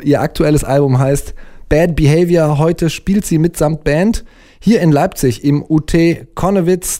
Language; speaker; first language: German; native; German